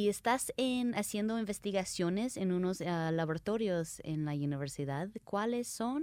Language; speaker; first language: Spanish; early bilingual, heritage; Spanish